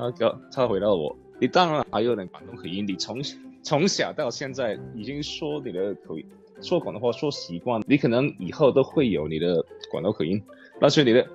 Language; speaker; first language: Chinese; non-native, learner; English